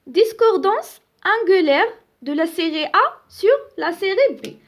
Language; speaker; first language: French; non-native, local second language; Arabic